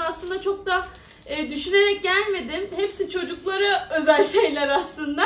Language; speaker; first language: Turkish; native; Turkish